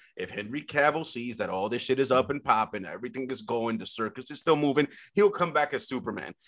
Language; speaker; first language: English; early bilingual, other home language; Spanish